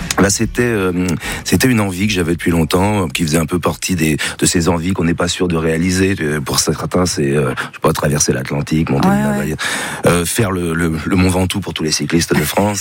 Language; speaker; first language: French; native; French